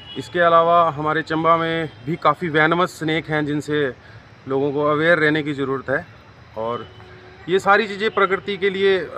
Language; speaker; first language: Hindi; native; Hindi